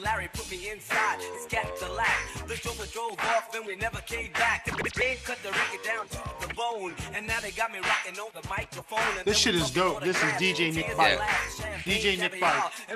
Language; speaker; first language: English; native; English